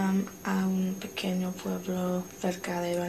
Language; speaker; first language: Spanish; non-native, learner; English